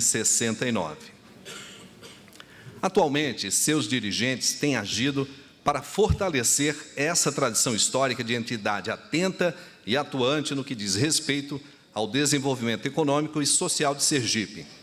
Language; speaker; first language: Portuguese; native; Portuguese